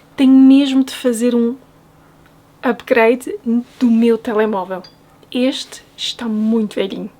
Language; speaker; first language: Portuguese; native; Portuguese